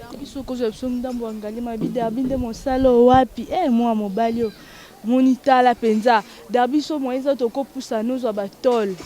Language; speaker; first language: Lingala; native; Lingala